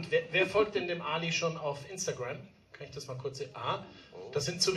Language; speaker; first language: German; native; German